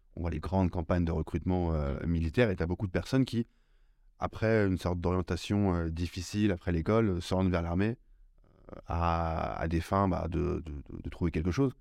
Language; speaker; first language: French; native; French